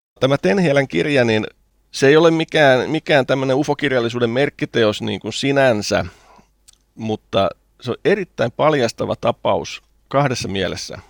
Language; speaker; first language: Finnish; native; Finnish